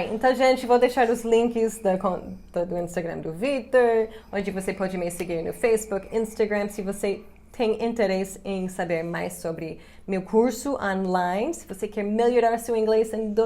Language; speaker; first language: Portuguese; non-native, fluent; English